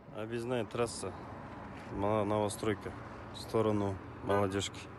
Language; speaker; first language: Russian; non-native, local second language; Kazakh